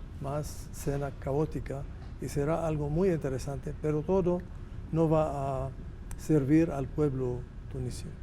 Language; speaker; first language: Spanish; non-native, fluent; Arabic